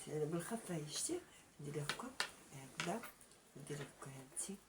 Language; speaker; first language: Arabic; native; Arabic